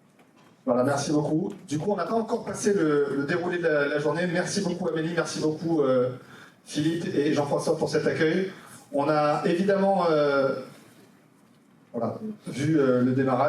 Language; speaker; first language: French; native; French